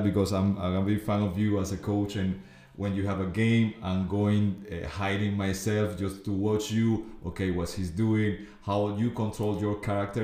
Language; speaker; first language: English; non-native, fluent; Spanish